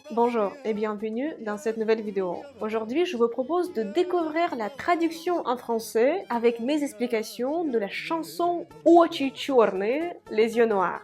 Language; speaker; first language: French; non-native, fluent; Russian